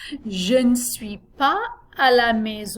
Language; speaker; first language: French; non-native, fluent; English